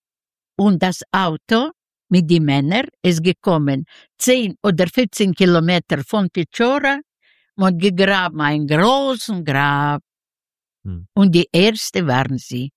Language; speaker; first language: German; non-native, learner; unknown